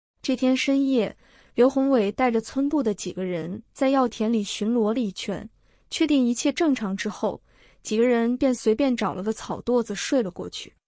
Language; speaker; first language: Chinese; native; Chinese